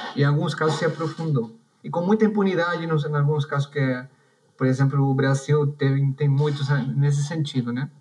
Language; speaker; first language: Portuguese; non-native, fluent; Spanish